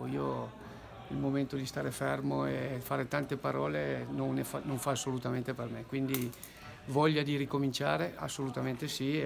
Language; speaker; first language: Italian; native; Italian